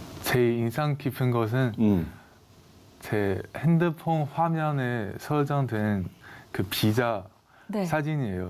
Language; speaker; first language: Korean; non-native, fluent; Chinese